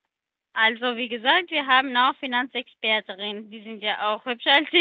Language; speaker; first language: German; non-native, learner; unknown